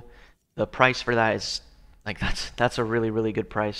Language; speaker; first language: English; native; English